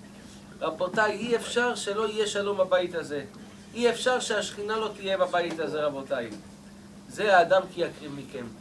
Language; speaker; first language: Hebrew; native; Hebrew